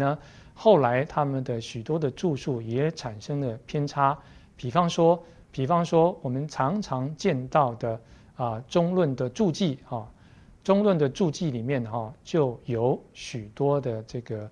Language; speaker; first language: Chinese; native; Chinese